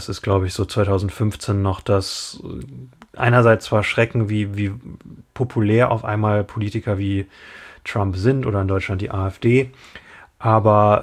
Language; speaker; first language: German; native; German